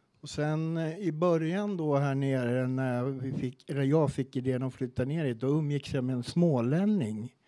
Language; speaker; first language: Swedish; native; Swedish